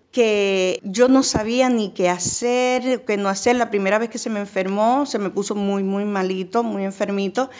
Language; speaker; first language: Spanish; native; Spanish